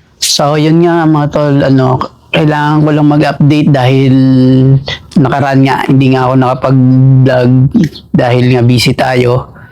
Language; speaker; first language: Filipino; native; Filipino